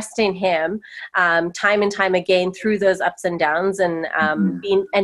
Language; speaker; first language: English; native; English